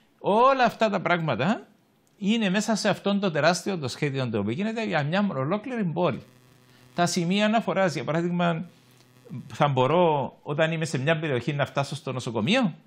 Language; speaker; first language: Greek; native; Greek